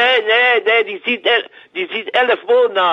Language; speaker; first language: German; non-native, learner; French